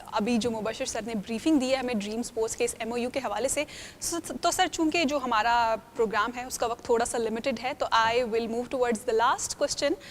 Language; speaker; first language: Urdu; native; Urdu